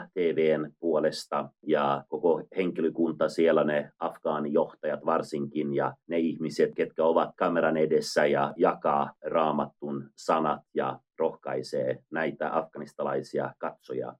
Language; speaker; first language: Finnish; non-native, fluent; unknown